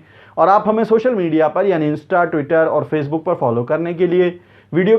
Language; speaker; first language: Hindi; native; Hindi